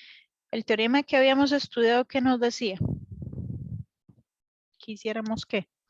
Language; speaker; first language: Spanish; native; Spanish